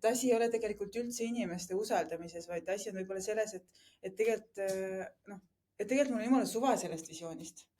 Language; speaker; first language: Estonian; native; Estonian